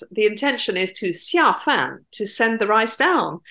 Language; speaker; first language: English; native; English